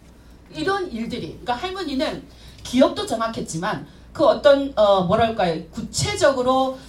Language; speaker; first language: Korean; native; Korean